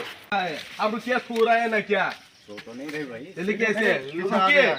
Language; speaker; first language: Hindi; non-native, local second language; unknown